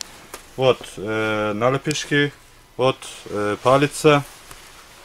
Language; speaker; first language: Russian; non-native, learner; Turkish